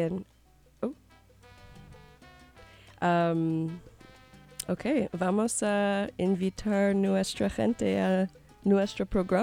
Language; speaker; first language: Spanish; non-native, learner; English